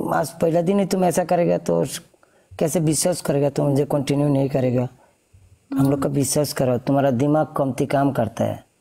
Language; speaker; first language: Hindi; non-native, fluent; Bangla